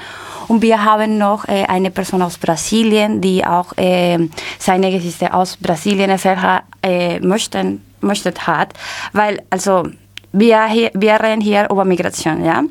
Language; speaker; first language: German; non-native, learner; Spanish